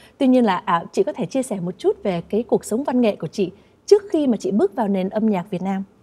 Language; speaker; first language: Vietnamese; early bilingual, heritage; Vietnamese